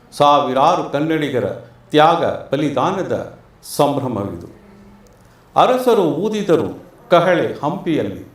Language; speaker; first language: Kannada; non-native, local second language; Tamil